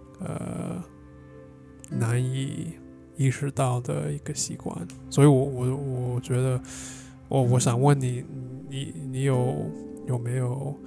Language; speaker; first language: Chinese; non-native, fluent; English